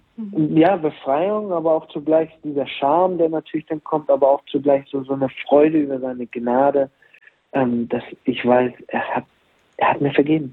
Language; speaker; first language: German; native; German